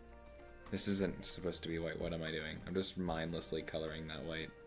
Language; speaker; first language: English; native; English